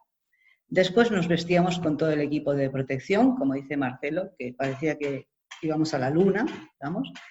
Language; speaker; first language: Spanish; native; Spanish